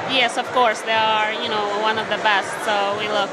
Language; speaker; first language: English; non-native, fluent; Ukrainian